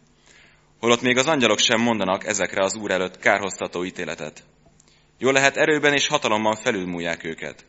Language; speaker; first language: Hungarian; native; Hungarian